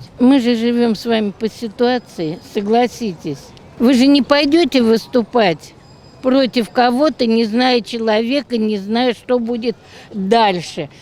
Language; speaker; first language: Russian; native; Russian